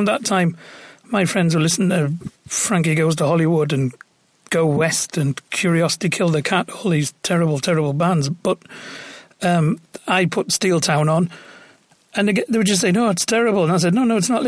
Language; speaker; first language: English; native; English